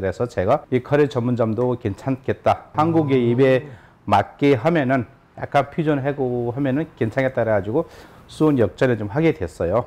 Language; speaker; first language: Korean; non-native, fluent; Nepali